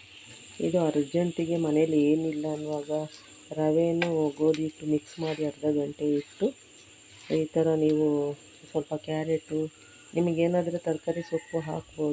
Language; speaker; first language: Kannada; native; Kannada